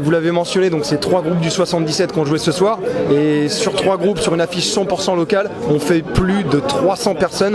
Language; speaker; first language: French; native; French